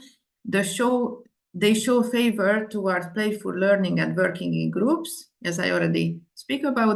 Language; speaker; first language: English; non-native, fluent; Indonesian